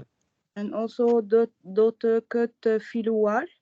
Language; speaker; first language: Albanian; non-native, learner; Arabic